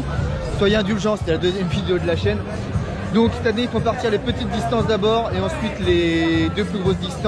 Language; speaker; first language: French; native; French